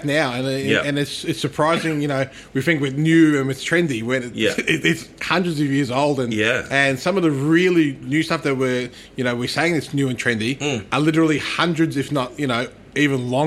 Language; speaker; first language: English; non-native, local second language; Turkish